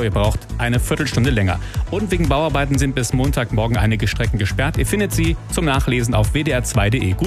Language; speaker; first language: German; native; German